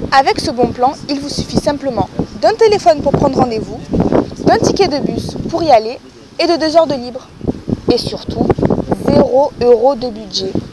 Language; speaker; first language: French; native; French